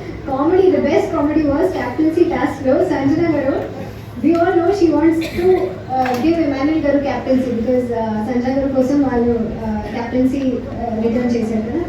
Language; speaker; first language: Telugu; non-native, learner; Hindi